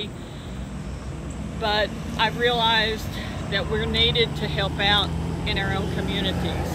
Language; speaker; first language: English; native; English